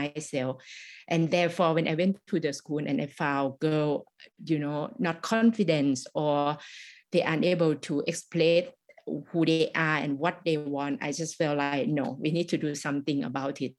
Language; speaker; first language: English; non-native, learner; Thai